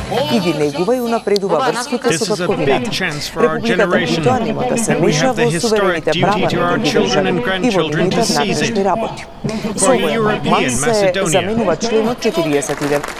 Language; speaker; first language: Macedonian; native; Macedonian